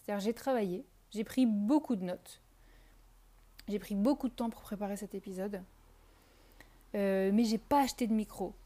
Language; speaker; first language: French; native; French